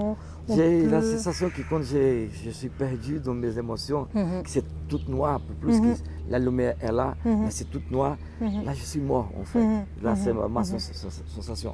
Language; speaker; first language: French; non-native, learner; Portuguese